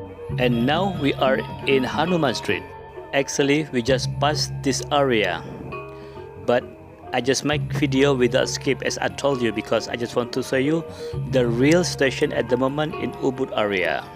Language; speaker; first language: English; non-native, learner; Indonesian